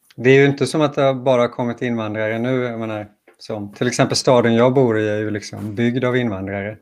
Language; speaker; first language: Swedish; native; Swedish